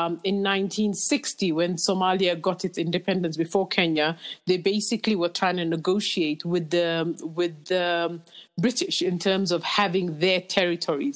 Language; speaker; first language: English; non-native, local second language; Somali